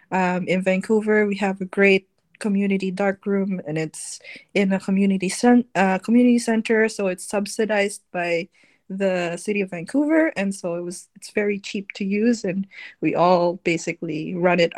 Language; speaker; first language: English; non-native, local second language; Filipino